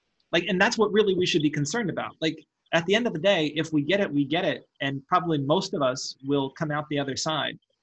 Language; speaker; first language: English; native; English